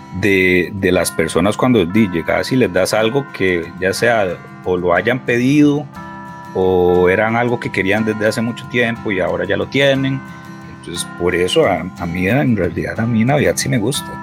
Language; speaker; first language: Spanish; native; Spanish